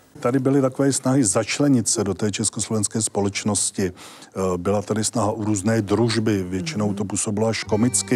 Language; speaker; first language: Czech; native; Czech